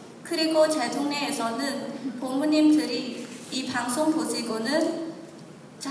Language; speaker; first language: Korean; non-native, learner; Khmer